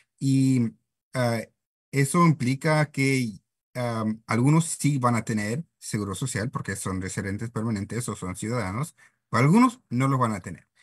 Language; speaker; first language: Spanish; non-native, fluent; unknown